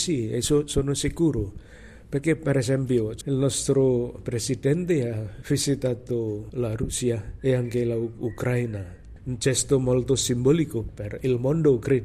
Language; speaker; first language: Italian; non-native, fluent; Javanese